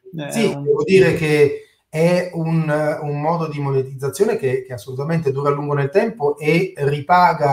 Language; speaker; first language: Italian; native; Italian